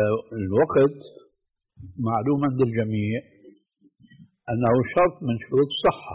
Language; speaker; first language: Arabic; native; Arabic